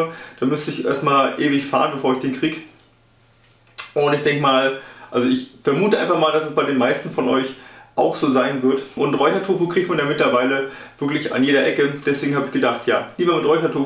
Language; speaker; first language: German; native; German